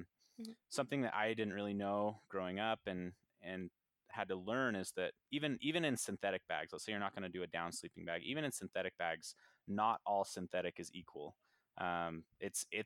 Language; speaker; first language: English; native; English